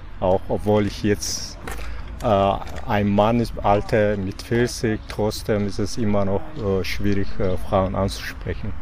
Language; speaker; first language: German; non-native, learner; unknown